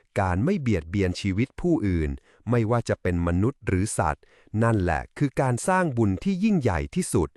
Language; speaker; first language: Thai; native; Thai